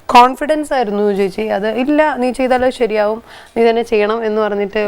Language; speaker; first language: Malayalam; native; Malayalam